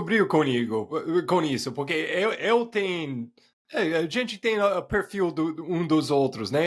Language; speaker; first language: Portuguese; non-native, fluent; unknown